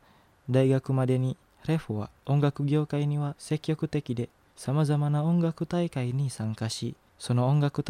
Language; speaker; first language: Japanese; non-native, fluent; Indonesian